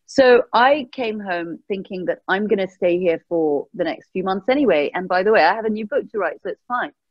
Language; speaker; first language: English; early bilingual, other home language; Persian